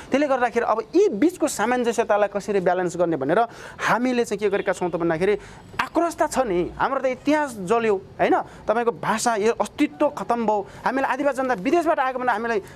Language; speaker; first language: Nepali; non-native, local second language; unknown